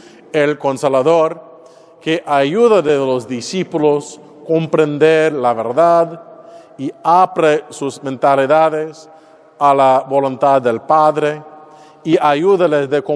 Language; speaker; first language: Spanish; non-native, fluent; English